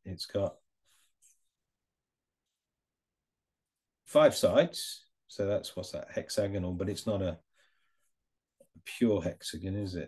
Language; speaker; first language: English; native; English